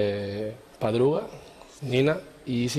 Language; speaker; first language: Russian; non-native, learner; Spanish